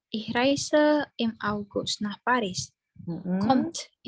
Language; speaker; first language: German; non-native, learner; Indonesian